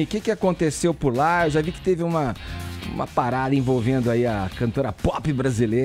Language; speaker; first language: Portuguese; native; Portuguese